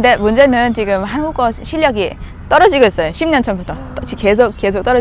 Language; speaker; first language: Korean; non-native, fluent; Thai